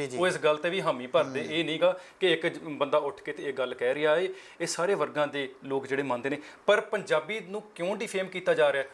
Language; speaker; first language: Punjabi; native; Punjabi